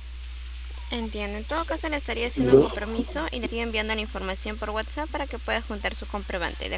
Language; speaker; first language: Spanish; native; Spanish